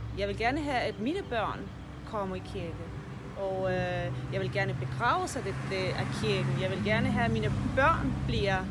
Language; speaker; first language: Danish; early bilingual, heritage; Spanish